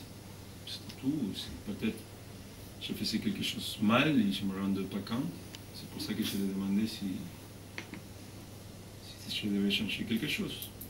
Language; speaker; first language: French; non-native, fluent; Spanish